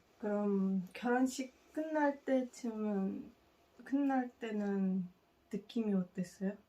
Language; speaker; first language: Korean; non-native, fluent; Kazakh